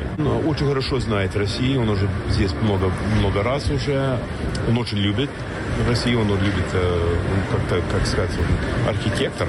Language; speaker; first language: Russian; non-native, learner; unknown